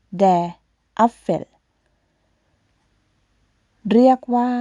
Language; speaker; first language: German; non-native, fluent; Thai